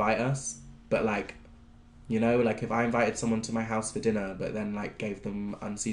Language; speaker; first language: English; native; English